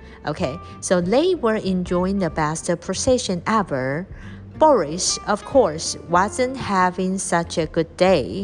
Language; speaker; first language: English; non-native, fluent; Chinese